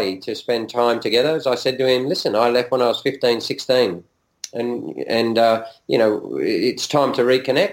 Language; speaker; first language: English; native; English